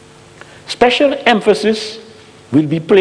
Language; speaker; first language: English; native; English